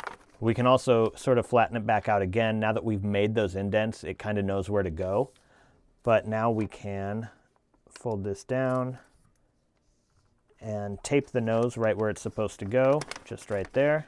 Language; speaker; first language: English; native; English